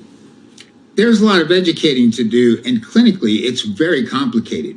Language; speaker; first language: English; native; English